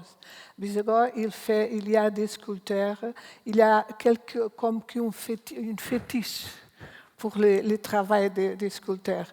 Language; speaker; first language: French; non-native, learner; Portuguese